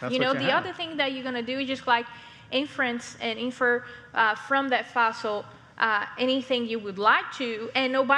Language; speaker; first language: English; non-native, fluent; Portuguese